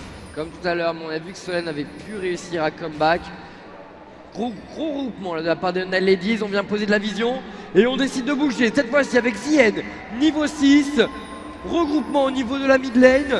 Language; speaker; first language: French; native; French